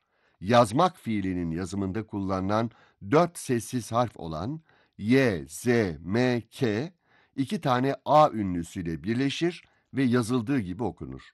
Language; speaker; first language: Turkish; native; Turkish